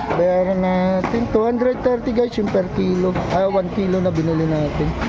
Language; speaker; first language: Filipino; non-native, local second language; Iloko